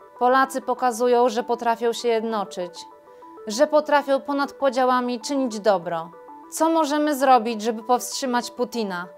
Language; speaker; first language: Polish; native; Polish